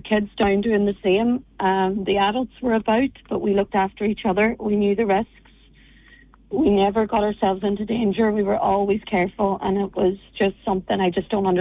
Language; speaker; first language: English; native; English